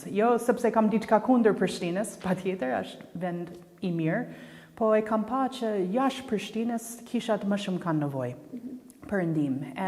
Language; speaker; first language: Albanian; non-native, fluent; English